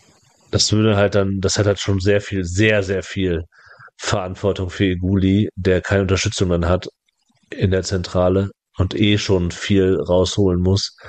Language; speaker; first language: German; native; German